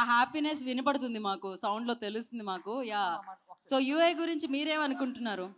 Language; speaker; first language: Telugu; native; Telugu